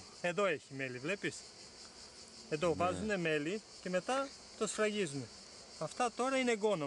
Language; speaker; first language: Greek; non-native, fluent; Romanian